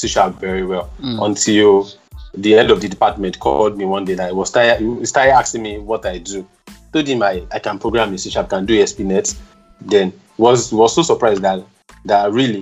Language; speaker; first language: English; non-native, local second language; Yoruba